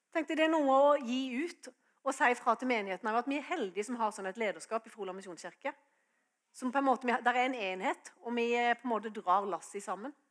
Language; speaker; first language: Norwegian; native; Norwegian